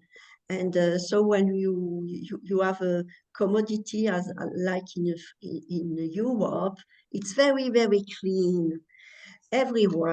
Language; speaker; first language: English; non-native, learner; French